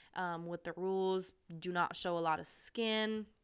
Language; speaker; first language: English; non-native, fluent; German